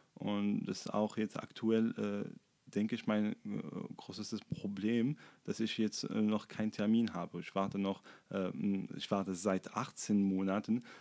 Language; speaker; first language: German; non-native, fluent; Arabic